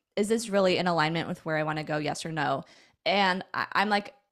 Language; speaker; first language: English; native; English